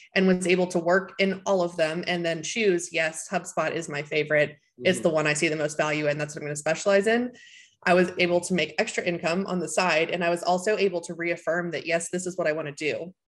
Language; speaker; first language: English; native; English